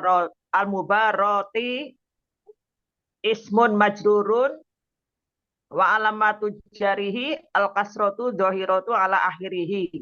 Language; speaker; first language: Arabic; non-native, learner; Indonesian